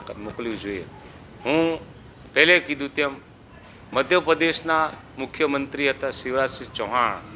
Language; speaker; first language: Gujarati; non-native, local second language; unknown